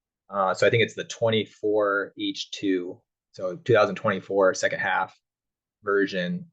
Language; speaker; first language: English; native; English